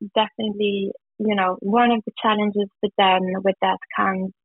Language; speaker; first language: English; non-native, fluent; German